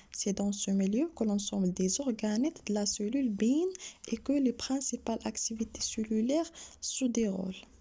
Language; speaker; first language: French; non-native, local second language; Arabic